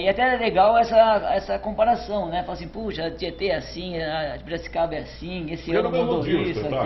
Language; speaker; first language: Portuguese; native; Portuguese